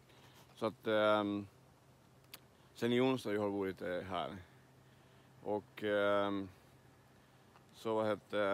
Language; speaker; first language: Swedish; non-native, learner; Spanish